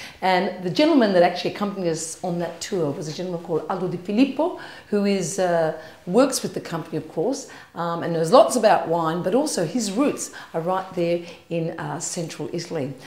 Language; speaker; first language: English; early bilingual, other home language; Italian